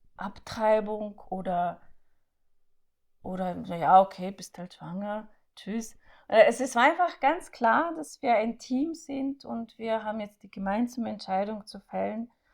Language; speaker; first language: German; non-native, fluent; Russian